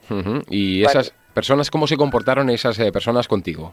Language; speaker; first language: Spanish; native; Spanish